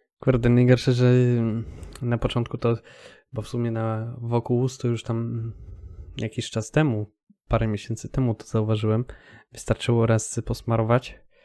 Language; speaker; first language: Polish; native; Polish